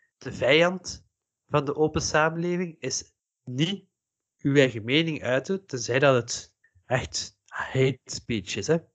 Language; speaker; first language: Dutch; native; Dutch